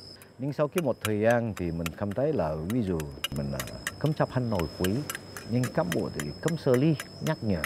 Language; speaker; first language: Vietnamese; non-native, fluent; Malay